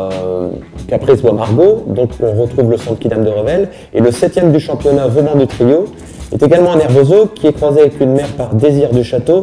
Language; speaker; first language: French; native; French